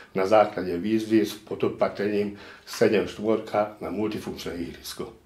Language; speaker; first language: Slovak; non-native, local second language; Hungarian